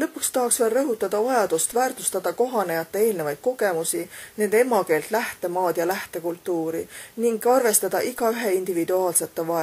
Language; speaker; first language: Estonian; native; Estonian